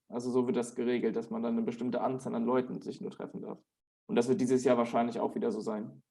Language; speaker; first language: German; native; German